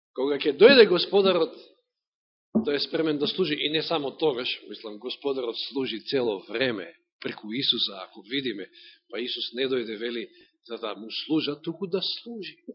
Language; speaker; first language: Macedonian; native; Macedonian